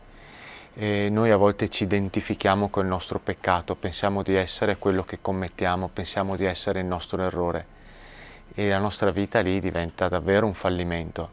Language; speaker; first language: Italian; native; Italian